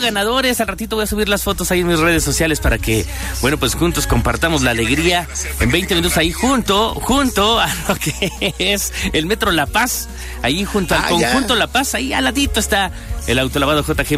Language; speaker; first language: Spanish; native; Spanish